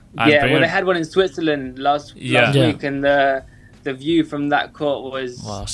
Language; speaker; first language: English; native; English